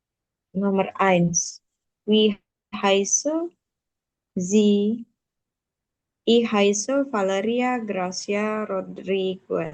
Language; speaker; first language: German; non-native, learner; Indonesian